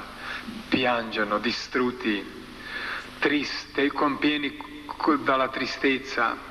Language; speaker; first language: Italian; non-native, fluent; Croatian